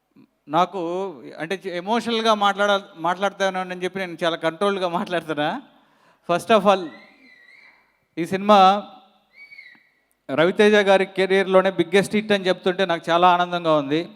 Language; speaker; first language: Telugu; native; Telugu